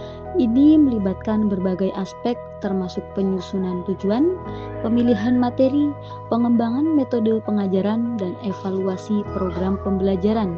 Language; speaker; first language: Indonesian; native; Indonesian